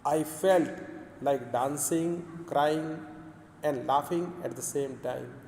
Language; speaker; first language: English; non-native, local second language; Gujarati